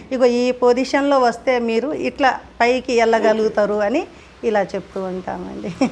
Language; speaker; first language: Telugu; non-native, local second language; Lambadi